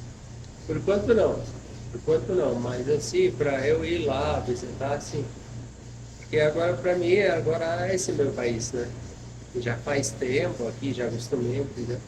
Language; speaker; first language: Portuguese; non-native, fluent; Arabic